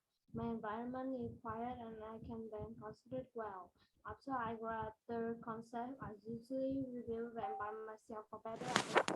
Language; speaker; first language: English; non-native, learner; Vietnamese